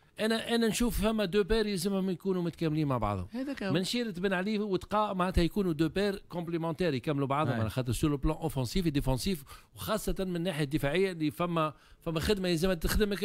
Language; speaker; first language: Arabic; native; Arabic